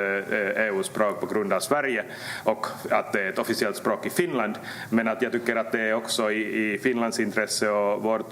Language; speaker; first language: Swedish; native; Swedish